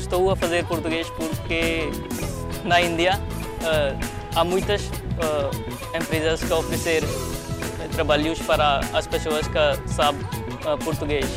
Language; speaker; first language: Portuguese; non-native, learner; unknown